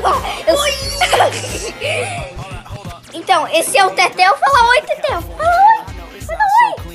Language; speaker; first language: Portuguese; early bilingual, heritage; Portuguese